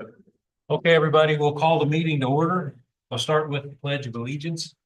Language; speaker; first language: English; native; English